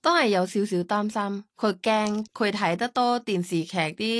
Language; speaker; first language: Cantonese; non-native, learner; Thai